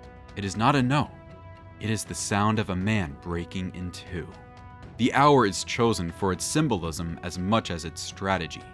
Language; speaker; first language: English; native; English